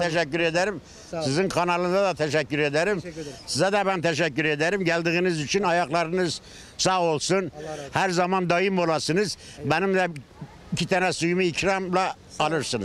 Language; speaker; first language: Turkish; native; Turkish